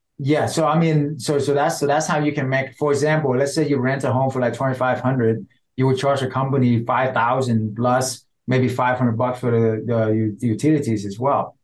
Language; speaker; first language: English; non-native, fluent; Vietnamese